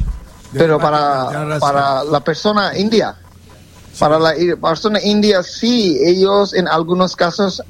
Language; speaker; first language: Spanish; non-native, fluent; Bangla